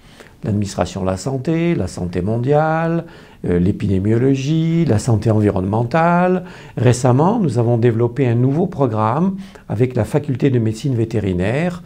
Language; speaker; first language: French; native; French